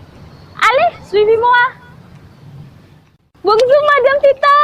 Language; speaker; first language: French; non-native, learner; Indonesian